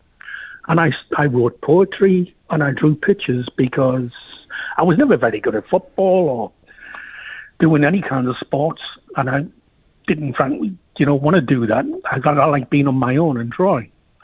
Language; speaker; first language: English; native; English